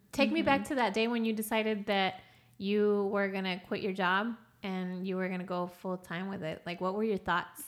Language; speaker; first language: English; early bilingual, other home language; Spanish